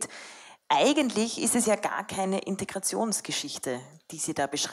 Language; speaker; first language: German; native; German